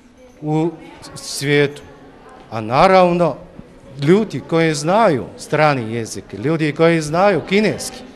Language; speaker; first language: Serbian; non-native, fluent; Chinese